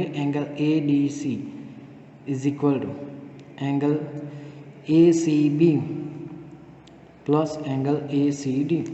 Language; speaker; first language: Hindi; native; Hindi